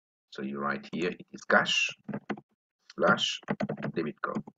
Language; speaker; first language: English; non-native, local second language; Morisyen